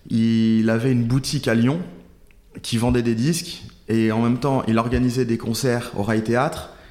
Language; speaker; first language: French; native; French